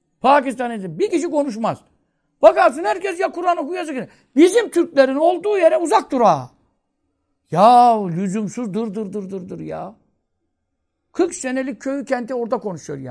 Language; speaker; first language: Turkish; native; Turkish